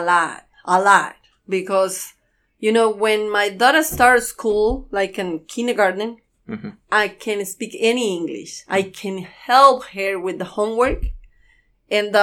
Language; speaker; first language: English; non-native, learner; Spanish